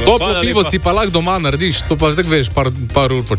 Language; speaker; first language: Slovenian; native; Slovenian